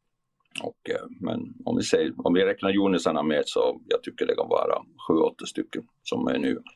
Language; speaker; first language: Swedish; non-native, fluent; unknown